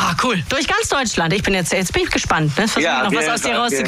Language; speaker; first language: German; native; German